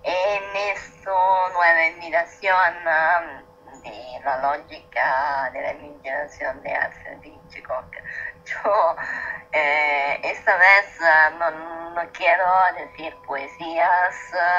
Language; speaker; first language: Spanish; non-native, learner; Italian